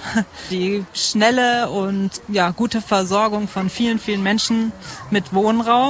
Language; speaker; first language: German; native; German